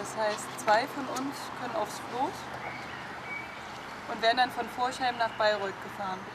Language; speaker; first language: German; native; German